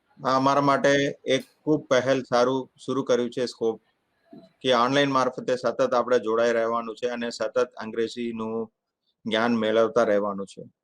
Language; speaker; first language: Gujarati; non-native, fluent; Tamil